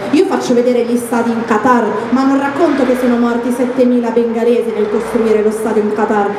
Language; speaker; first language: Italian; early bilingual, other home language; Arabic